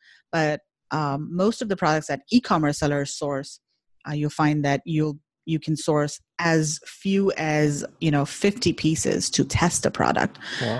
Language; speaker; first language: English; non-native, local second language; Hindi